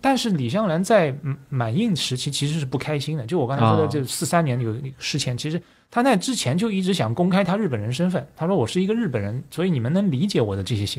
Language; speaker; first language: Chinese; native; Chinese